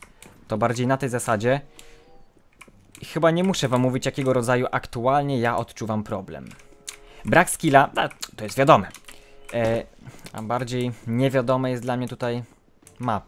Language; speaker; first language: Polish; native; Polish